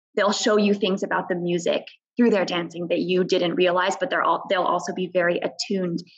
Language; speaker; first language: English; native; English